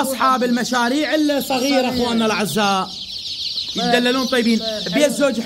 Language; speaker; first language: Arabic; native; Arabic